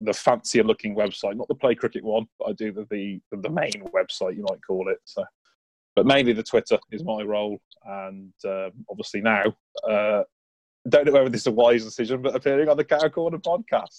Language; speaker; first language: English; native; English